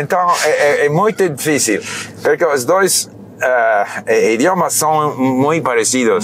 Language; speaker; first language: Portuguese; non-native, fluent; English